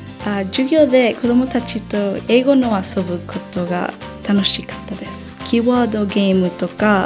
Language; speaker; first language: Japanese; non-native, learner; English